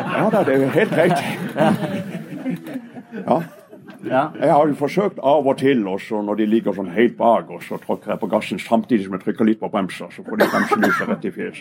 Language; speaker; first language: Norwegian; native; Norwegian